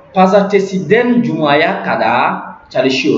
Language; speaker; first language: Turkish; non-native, learner; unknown